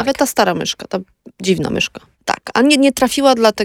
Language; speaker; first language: Polish; native; Polish